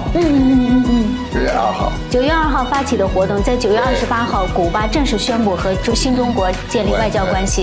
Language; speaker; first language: Chinese; non-native, fluent; Spanish